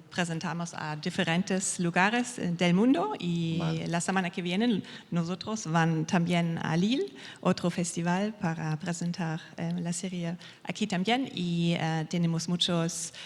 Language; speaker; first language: Spanish; non-native, learner; German